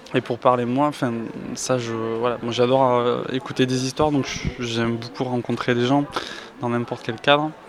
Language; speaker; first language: French; native; French